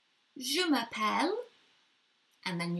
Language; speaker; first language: French; non-native, learner; English